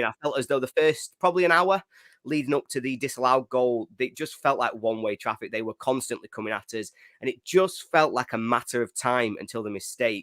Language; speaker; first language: English; native; English